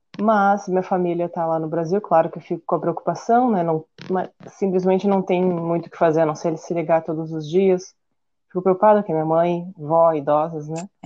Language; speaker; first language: Portuguese; native; Portuguese